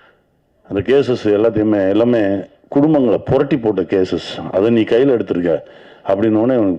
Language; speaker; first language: Tamil; native; Tamil